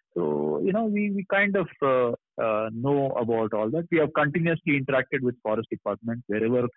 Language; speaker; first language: English; non-native, local second language; Kannada